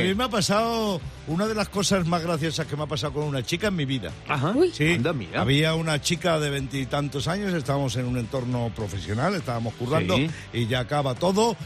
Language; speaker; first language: Spanish; native; Spanish